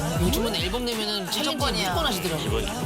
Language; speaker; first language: Korean; native; Korean